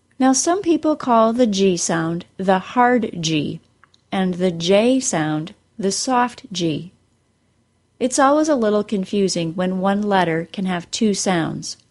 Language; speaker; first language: English; native; English